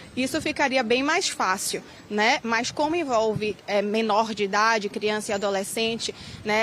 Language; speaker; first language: Portuguese; native; Portuguese